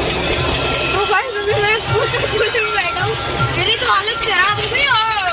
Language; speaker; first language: Hindi; native; Hindi